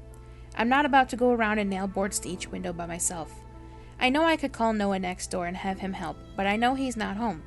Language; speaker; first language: English; native; English